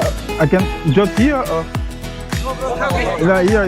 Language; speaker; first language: English; non-native, learner; French